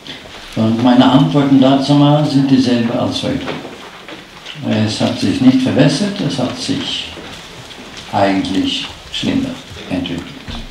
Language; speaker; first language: German; non-native, fluent; Norwegian